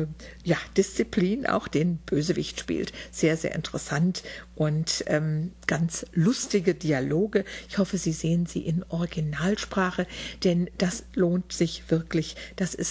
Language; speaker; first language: German; native; German